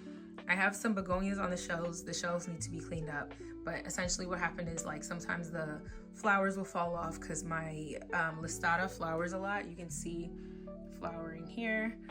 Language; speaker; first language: English; native; English